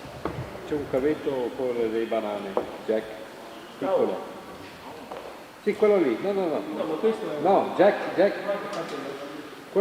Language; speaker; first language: Italian; native; Italian